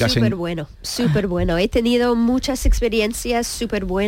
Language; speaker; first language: Spanish; non-native, learner; English